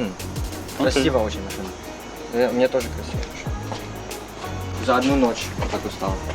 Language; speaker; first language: Russian; early bilingual, heritage; Russian